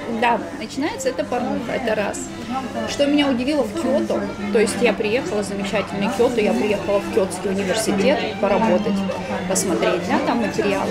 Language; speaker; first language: Russian; native; Russian